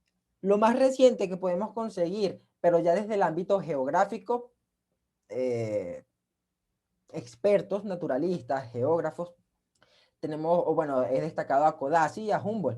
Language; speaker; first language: Spanish; native; Spanish